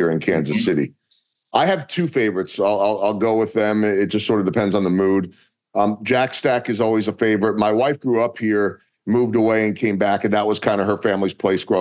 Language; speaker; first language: English; native; English